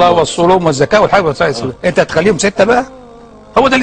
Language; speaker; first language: Arabic; native; Arabic